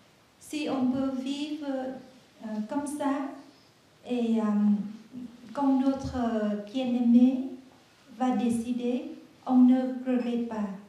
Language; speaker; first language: French; non-native, learner; Vietnamese